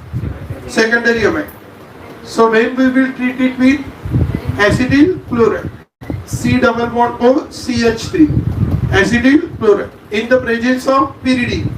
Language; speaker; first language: English; non-native, local second language; Marathi